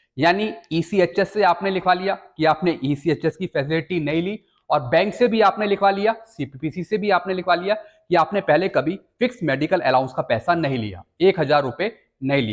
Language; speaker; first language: Hindi; native; Hindi